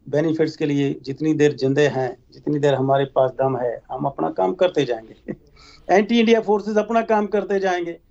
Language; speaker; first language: Hindi; native; Hindi